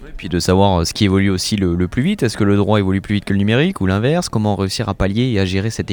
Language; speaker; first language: French; native; French